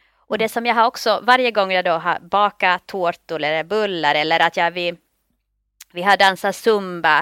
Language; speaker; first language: Swedish; native; Swedish